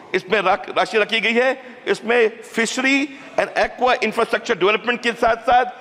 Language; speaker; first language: Hindi; native; Hindi